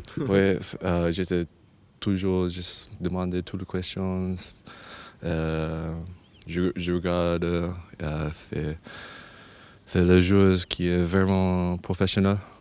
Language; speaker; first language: French; non-native, fluent; English